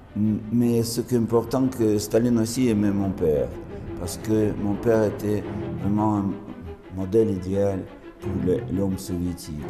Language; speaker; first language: French; non-native, fluent; Russian